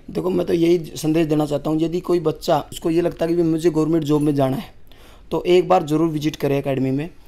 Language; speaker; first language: Hindi; native; Hindi